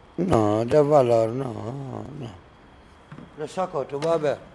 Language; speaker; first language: Spanish; non-native, learner; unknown